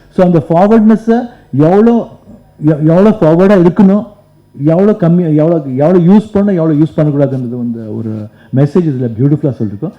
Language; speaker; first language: Tamil; non-native, local second language; Kannada